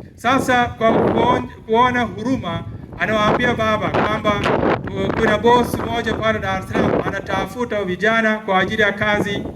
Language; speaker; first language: Swahili; non-native, fluent; Malayalam